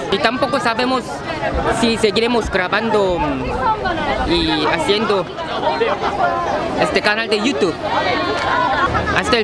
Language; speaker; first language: Spanish; non-native, fluent; Korean